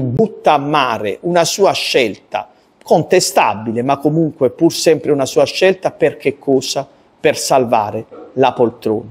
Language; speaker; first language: Italian; native; Italian